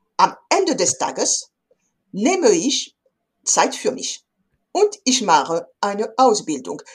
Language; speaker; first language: German; non-native, fluent; French